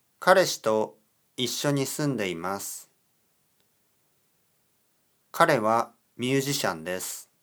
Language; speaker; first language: Japanese; non-native, learner; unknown